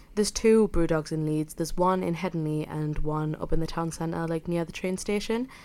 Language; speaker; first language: English; native; English